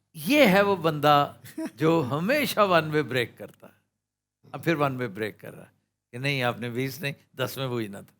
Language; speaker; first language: Urdu; non-native, local second language; Punjabi